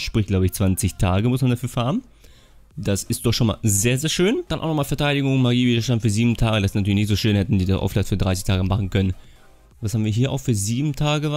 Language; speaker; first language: German; native; German